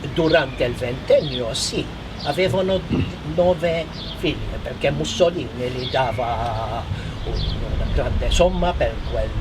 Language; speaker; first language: Italian; non-native, fluent; Maltese